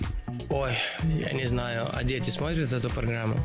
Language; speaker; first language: Russian; early bilingual, other home language; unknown